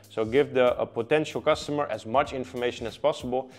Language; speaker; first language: English; non-native, fluent; Dutch